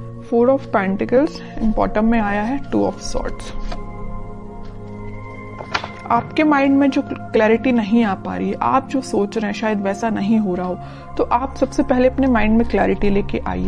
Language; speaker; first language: Hindi; native; Hindi